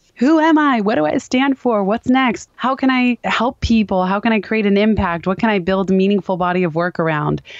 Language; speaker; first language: English; native; English